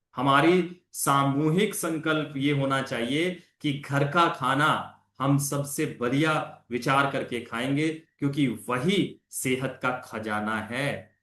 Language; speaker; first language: Hindi; non-native, local second language; Punjabi